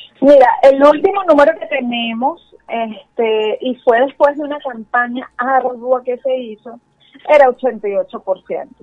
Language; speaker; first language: Spanish; native; Spanish